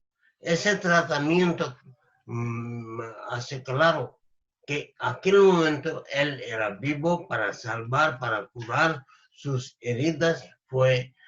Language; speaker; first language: Spanish; non-native, learner; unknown